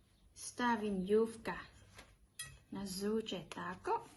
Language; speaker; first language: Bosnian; non-native, learner; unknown